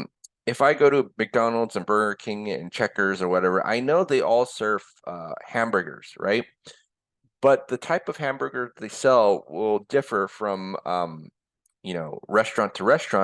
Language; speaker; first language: English; early bilingual, other home language; Korean